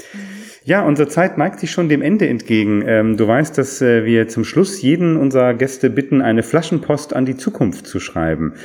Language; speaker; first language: German; native; German